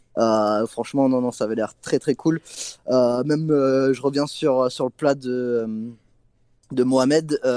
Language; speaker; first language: French; non-native, fluent; English